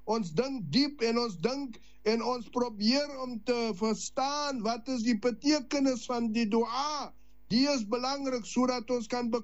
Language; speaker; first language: Dutch; non-native, learner; Afrikaans